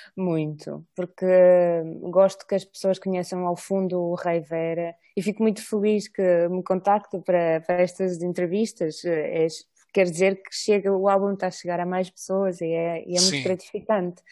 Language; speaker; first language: Portuguese; non-native, fluent; Russian